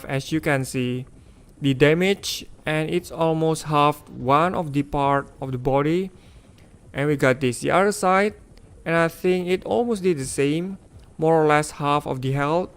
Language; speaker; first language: English; non-native, fluent; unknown